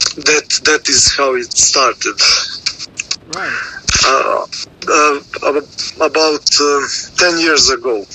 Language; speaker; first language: English; non-native, learner; Serbian